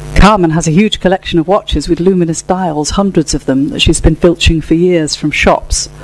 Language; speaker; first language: English; native; English